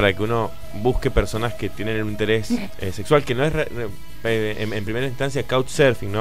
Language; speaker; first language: Spanish; native; Spanish